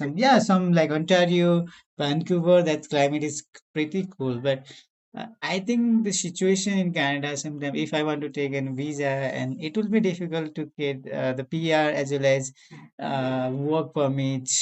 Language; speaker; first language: English; non-native, learner; Nepali